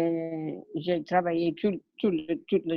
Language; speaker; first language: French; non-native, learner; English